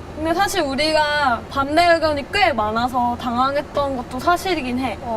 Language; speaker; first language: Korean; native; Korean